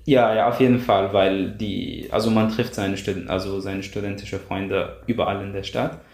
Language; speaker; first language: German; non-native, fluent; Arabic